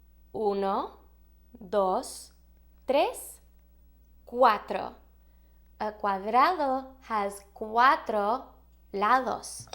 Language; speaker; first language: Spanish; non-native, fluent; English